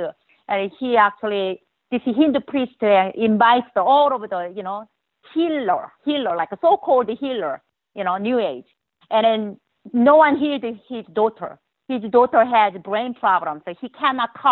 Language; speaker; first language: English; non-native, learner; Korean